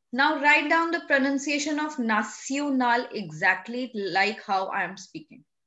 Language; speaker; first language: English; non-native, local second language; Hindi